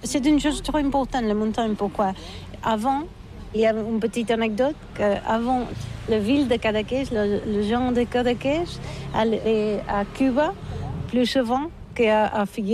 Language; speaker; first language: French; non-native, learner; Catalan